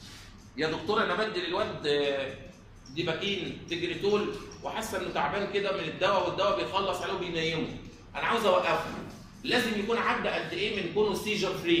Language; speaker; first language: Arabic; native; Arabic